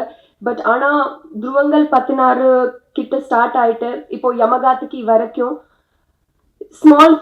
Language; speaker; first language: Tamil; non-native, learner; Telugu